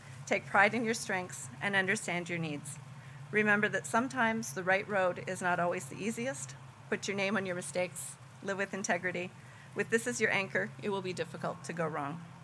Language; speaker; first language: English; native; English